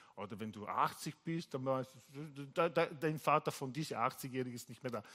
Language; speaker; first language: German; non-native, fluent; Italian